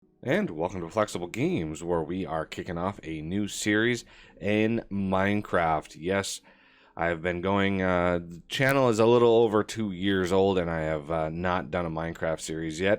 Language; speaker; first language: English; native; English